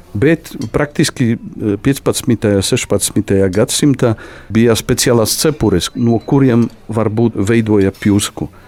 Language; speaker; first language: Latvian; non-native, fluent; Polish